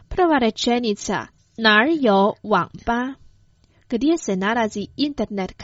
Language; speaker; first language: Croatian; non-native, fluent; Chinese